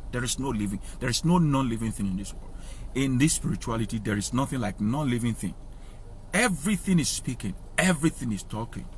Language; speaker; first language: English; non-native, local second language; Yoruba